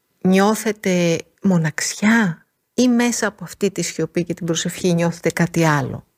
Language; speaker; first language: Greek; native; Greek